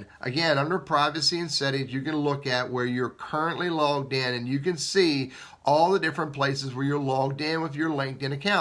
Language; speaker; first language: English; native; English